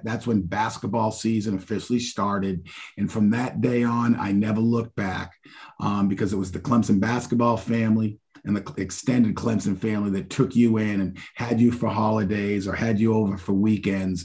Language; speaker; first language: English; native; English